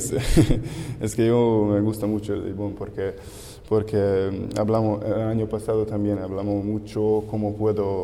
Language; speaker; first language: Spanish; non-native, learner; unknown